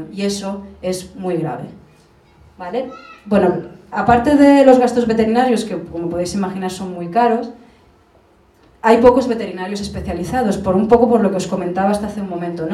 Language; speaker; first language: Spanish; native; Spanish